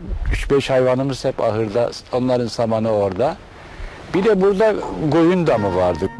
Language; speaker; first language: Turkish; native; Turkish